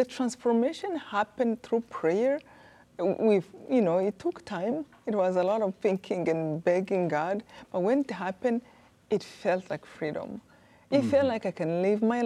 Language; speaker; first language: English; non-native, local second language; Kinyarwanda